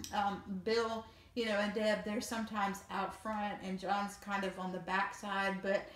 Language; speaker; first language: English; native; English